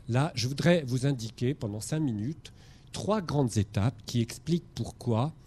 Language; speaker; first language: French; native; French